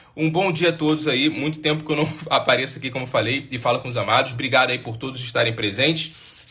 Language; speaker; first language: Portuguese; native; Portuguese